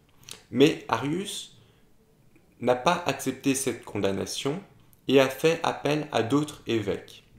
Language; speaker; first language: French; native; French